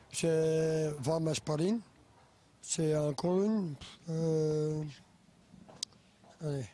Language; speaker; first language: French; non-native, local second language; Dutch